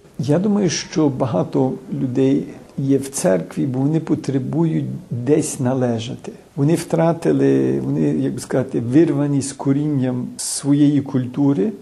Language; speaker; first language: Ukrainian; early bilingual, heritage; Ukrainian